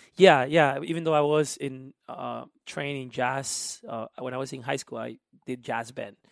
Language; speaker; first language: English; early bilingual, other home language; Spanish